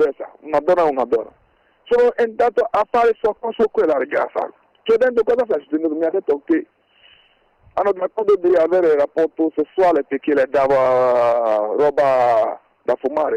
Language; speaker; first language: Italian; non-native, fluent; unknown